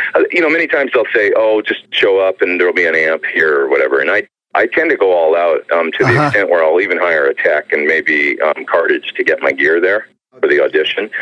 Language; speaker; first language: English; native; English